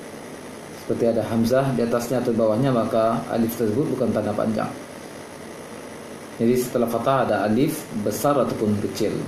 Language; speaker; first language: Indonesian; native; Indonesian